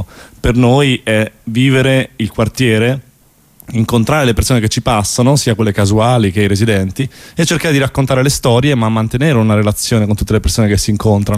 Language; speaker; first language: Italian; native; Italian